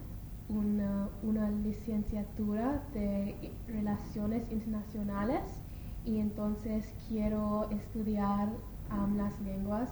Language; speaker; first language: Spanish; non-native, learner; English